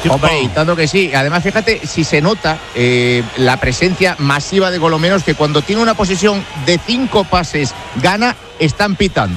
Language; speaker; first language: Spanish; native; Spanish